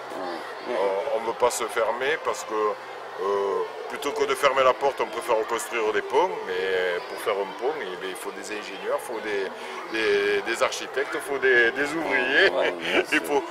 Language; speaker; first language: French; native; French